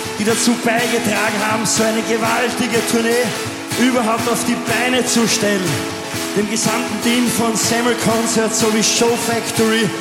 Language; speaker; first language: German; native; German